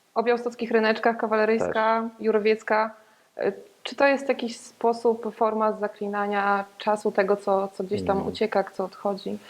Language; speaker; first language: Polish; native; Polish